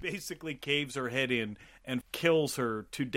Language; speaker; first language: English; native; English